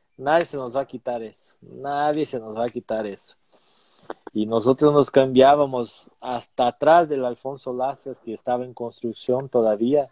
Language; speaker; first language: Spanish; non-native, fluent; Portuguese